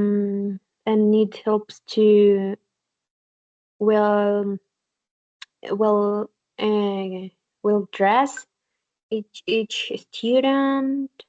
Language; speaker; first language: English; non-native, learner; Spanish